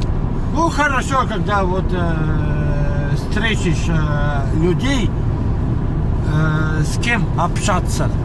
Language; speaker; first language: Russian; native; Russian